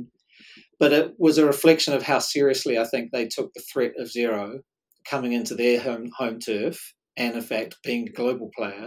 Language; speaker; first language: English; native; English